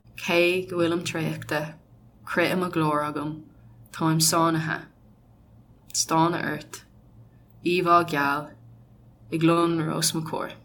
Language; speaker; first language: Irish; non-native, local second language; English